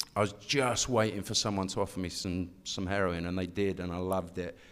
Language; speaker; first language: English; native; English